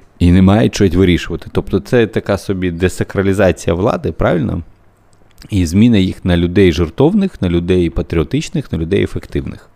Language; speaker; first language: Ukrainian; native; Ukrainian